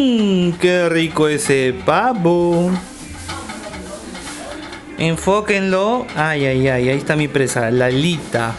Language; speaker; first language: Spanish; native; Spanish